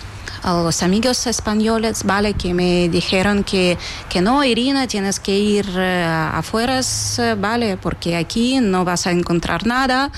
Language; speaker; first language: Spanish; non-native, fluent; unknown